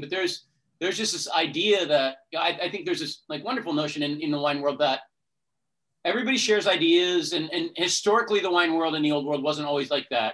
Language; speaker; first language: English; native; English